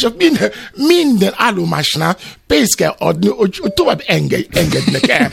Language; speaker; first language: Hungarian; non-native, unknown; Yoruba